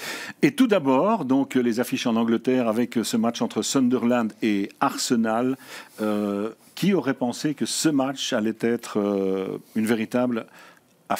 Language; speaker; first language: French; native; French